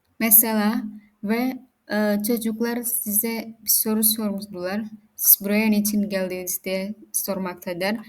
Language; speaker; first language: Turkish; non-native, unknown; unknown